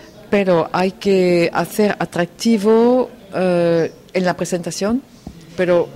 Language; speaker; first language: Spanish; non-native, fluent; French